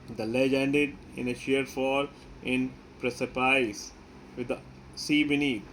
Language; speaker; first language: English; non-native, local second language; Hindi